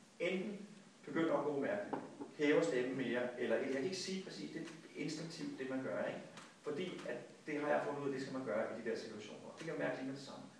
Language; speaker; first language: Danish; native; Danish